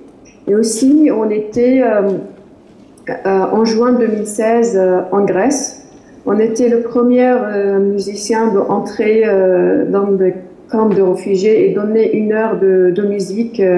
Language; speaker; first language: French; non-native, fluent; Arabic